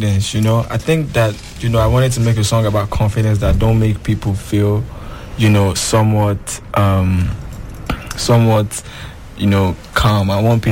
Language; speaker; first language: English; non-native, local second language; Yoruba